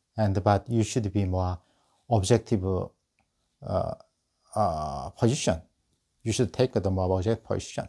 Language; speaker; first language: English; non-native, learner; Korean